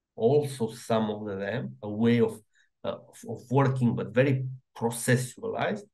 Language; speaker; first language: English; non-native, fluent; Romanian